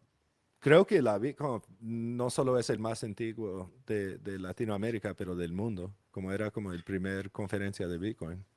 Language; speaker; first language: Spanish; non-native, fluent; English